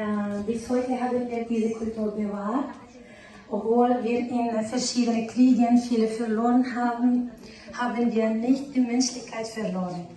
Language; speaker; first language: German; non-native, learner; Tajik